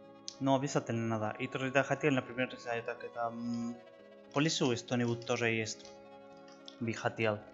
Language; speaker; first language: Russian; non-native, learner; Spanish